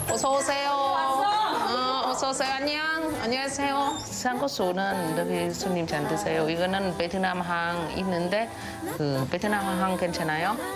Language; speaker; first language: Korean; non-native, learner; Vietnamese